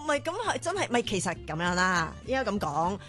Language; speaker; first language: Cantonese; native; Cantonese